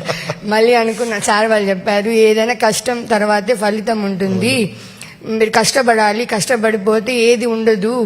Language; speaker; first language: Telugu; native; Telugu